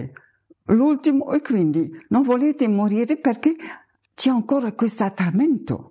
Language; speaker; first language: Italian; non-native, fluent; German